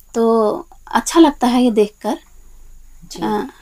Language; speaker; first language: Hindi; native; Hindi